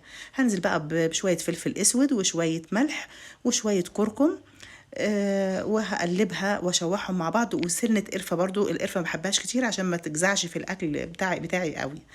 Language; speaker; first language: Arabic; native; Arabic